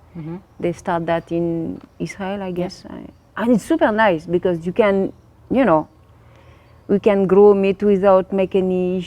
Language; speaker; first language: English; non-native, learner; French